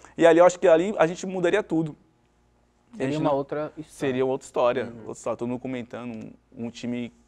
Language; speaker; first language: Portuguese; native; Portuguese